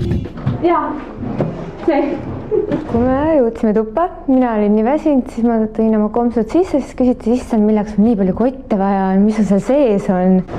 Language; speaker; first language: Estonian; native; Estonian